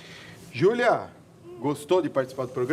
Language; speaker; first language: Portuguese; native; Portuguese